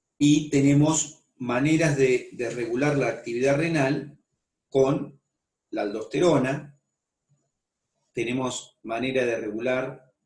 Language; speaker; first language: Spanish; native; Spanish